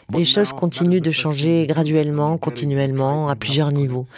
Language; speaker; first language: French; non-native, fluent; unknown